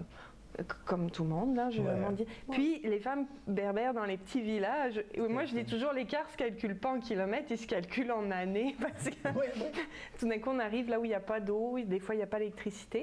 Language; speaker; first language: French; native; French